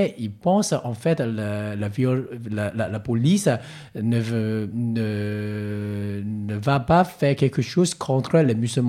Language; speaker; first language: French; non-native, learner; Cantonese